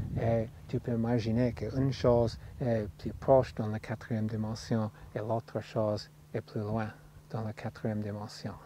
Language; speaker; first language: French; non-native, fluent; English